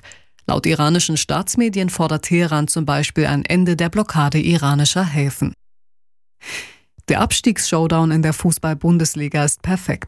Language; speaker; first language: German; native; German